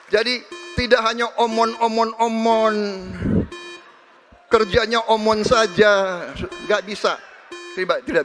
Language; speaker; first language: Indonesian; native; Indonesian